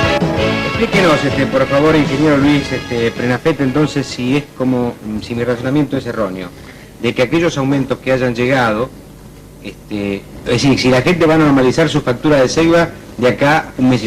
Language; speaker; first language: Spanish; native; Spanish